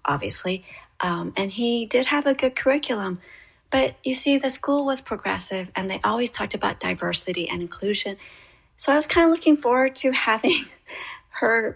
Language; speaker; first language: English; native; English